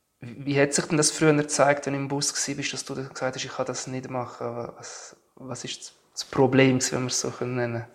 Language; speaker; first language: German; native; German